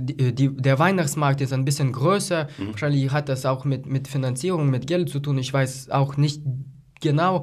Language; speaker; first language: German; non-native, fluent; Lithuanian